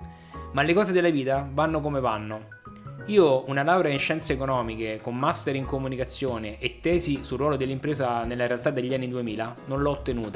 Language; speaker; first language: Italian; native; Italian